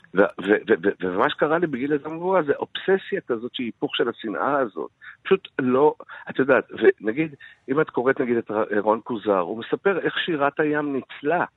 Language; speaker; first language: Hebrew; early bilingual, other home language; Arabic